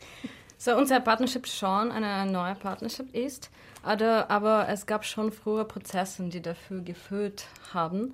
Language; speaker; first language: German; non-native, fluent; Russian